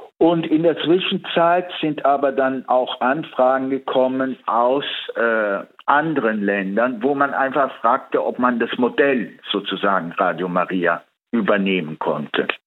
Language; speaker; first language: German; early bilingual, heritage; Italian